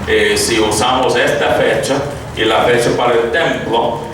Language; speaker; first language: Spanish; non-native, fluent; English